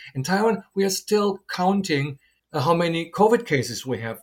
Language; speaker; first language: English; non-native, fluent; German